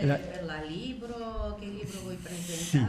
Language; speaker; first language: Italian; non-native, learner; Georgian